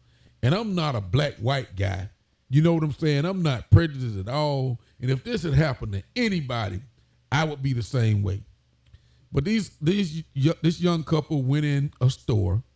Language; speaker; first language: English; native; English